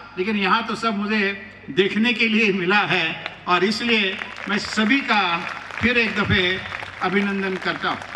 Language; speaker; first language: Hindi; non-native, local second language; Marathi